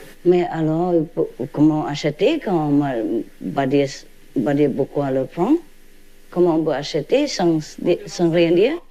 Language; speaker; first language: French; non-native, learner; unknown